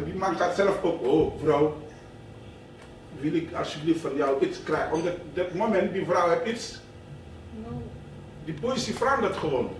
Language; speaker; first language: Dutch; non-native, fluent; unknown